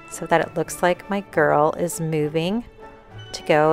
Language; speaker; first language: English; native; English